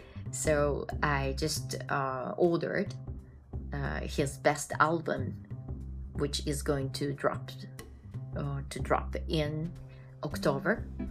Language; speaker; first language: English; non-native, fluent; Japanese